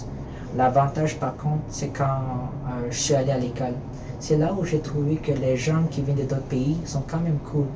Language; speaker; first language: French; early bilingual, other home language; Filipino